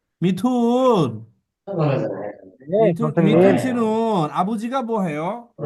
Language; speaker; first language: Korean; non-native, fluent; Bangla